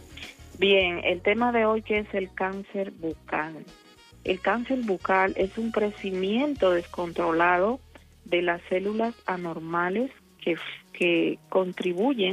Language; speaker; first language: Spanish; native; Spanish